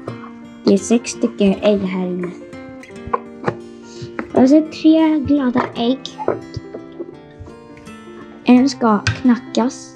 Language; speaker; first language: Swedish; non-native, fluent; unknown